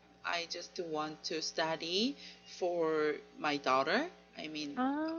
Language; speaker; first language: English; non-native, learner; Korean